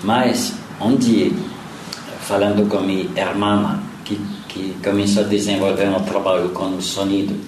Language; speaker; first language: Spanish; non-native, learner; French